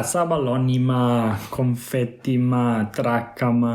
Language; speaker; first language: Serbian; non-native, fluent; Spanish